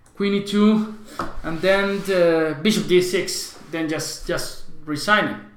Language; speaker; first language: English; non-native, fluent; Spanish